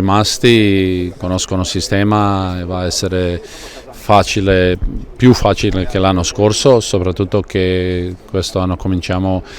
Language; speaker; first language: Italian; non-native, fluent; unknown